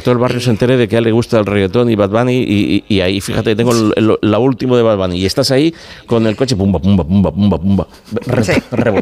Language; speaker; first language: Spanish; native; Spanish